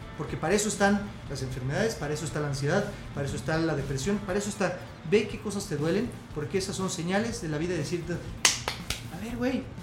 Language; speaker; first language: Spanish; early bilingual, other home language; English